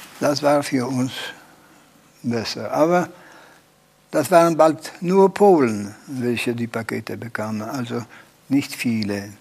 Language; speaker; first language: German; non-native, learner; Polish